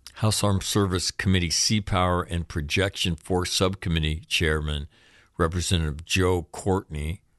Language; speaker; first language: English; native; English